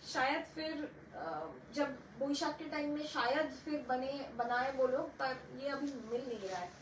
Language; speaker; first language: Hindi; non-native, local second language; Bangla